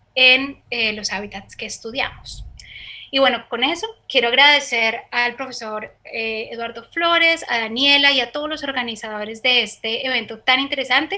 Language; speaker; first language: Spanish; native; Spanish